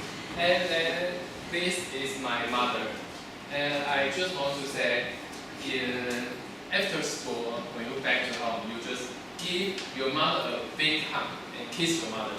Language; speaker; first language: English; non-native, learner; Chinese